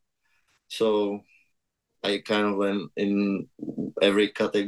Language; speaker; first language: English; non-native, fluent; Czech